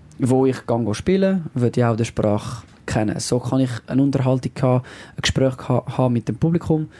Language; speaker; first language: German; non-native, local second language; French